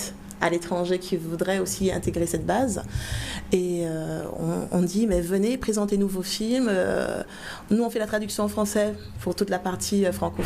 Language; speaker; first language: French; native; French